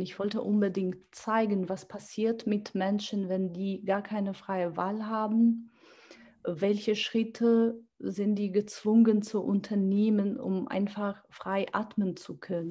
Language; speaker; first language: German; non-native, fluent; Georgian